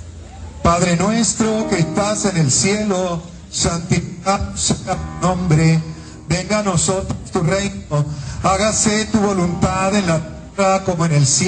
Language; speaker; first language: Spanish; native; Spanish